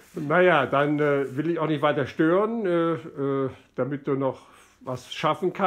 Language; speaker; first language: German; native; German